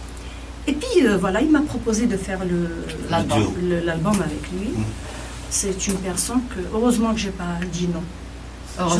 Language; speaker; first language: French; non-native, local second language; Kabyle